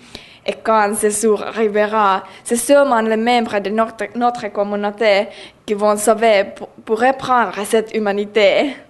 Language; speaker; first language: French; non-native, learner; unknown